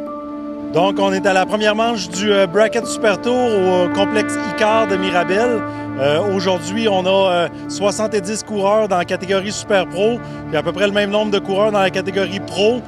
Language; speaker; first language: French; native; French